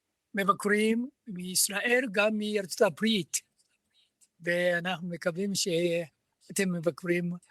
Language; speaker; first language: Hebrew; non-native, learner; Japanese